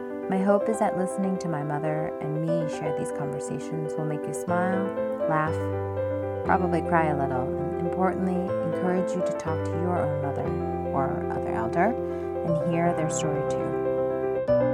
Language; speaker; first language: English; native; English